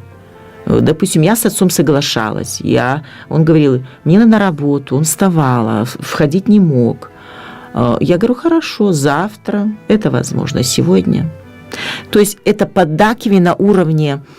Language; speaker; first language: Russian; native; Russian